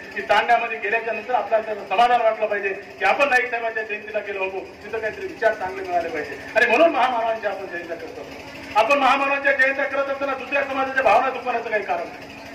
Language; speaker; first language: Marathi; non-native, local second language; Lambadi